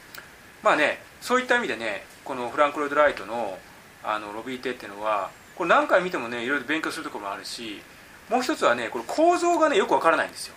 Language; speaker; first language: Japanese; native; Japanese